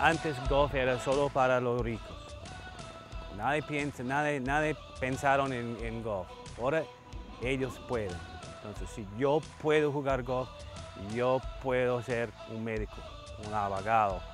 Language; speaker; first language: Spanish; non-native, learner; English